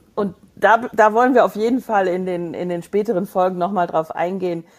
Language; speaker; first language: German; native; German